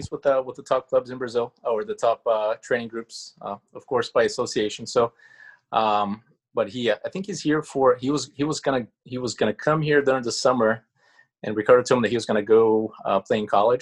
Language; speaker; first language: English; non-native, fluent; Portuguese